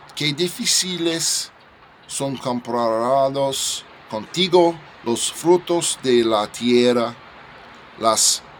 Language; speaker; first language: Spanish; non-native, learner; English